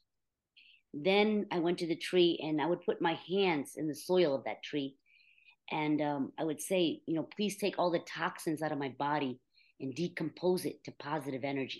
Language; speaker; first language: English; native; English